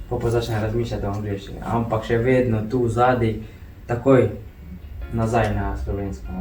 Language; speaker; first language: Slovenian; non-native, fluent; Arabic